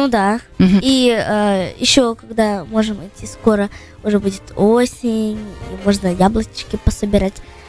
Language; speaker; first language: Russian; early bilingual, heritage; Russian